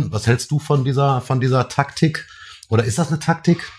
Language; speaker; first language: German; native; German